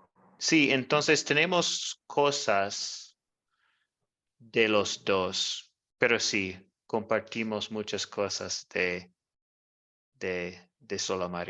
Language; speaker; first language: Spanish; non-native, fluent; English